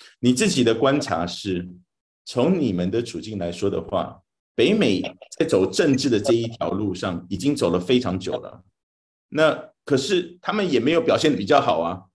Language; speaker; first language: Chinese; native; Chinese